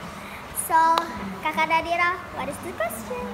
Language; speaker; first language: English; early bilingual, other home language; Indonesian